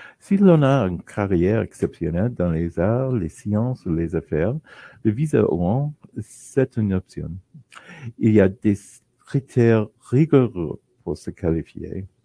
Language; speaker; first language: French; non-native, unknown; English